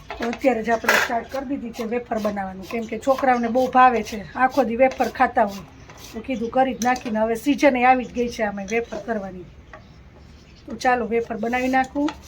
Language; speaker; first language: Gujarati; native; Gujarati